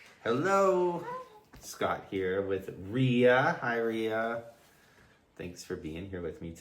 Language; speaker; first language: English; native; English